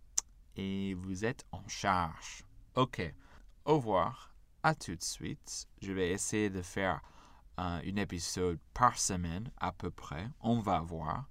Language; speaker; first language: French; non-native, fluent; English